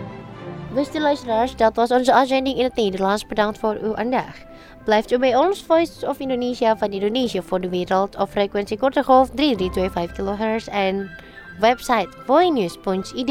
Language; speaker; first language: Dutch; non-native, fluent; Indonesian